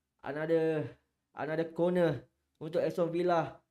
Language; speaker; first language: English; non-native, learner; Malay